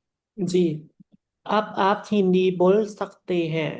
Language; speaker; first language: Hindi; non-native, learner; Japanese